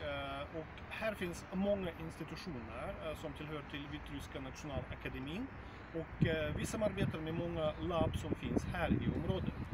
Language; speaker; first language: Swedish; non-native, fluent; Russian